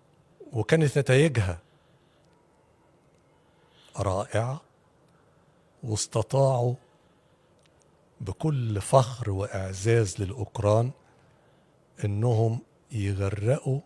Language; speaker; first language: Arabic; native; Arabic